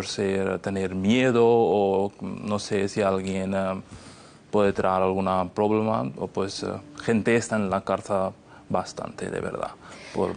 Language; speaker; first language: Spanish; non-native, fluent; Urdu